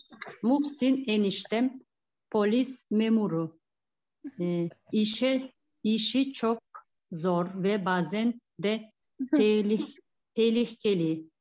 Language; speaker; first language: Turkish; non-native, learner; Kyrgyz